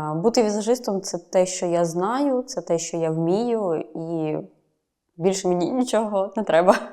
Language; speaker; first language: Ukrainian; native; Ukrainian